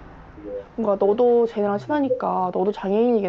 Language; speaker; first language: Korean; native; Korean